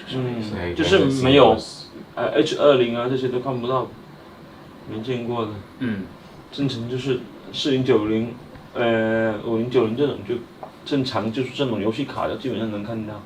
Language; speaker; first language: Chinese; native; Chinese